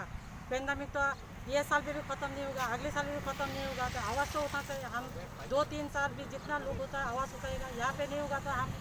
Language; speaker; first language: Hindi; non-native, local second language; Kok Borok